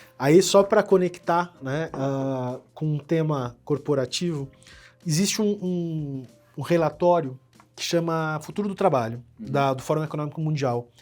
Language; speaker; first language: Portuguese; native; Portuguese